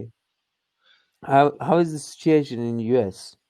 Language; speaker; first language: English; non-native, learner; Turkish